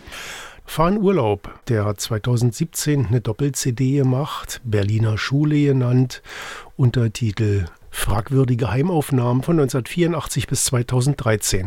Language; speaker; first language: German; native; German